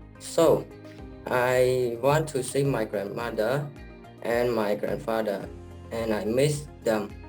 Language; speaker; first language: English; non-native, learner; Khmer